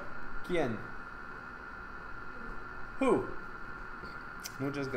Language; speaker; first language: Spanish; non-native, fluent; English